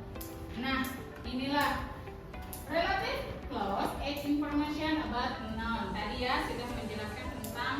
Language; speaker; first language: Indonesian; native; Indonesian